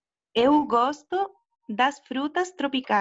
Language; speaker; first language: Portuguese; non-native, learner; Spanish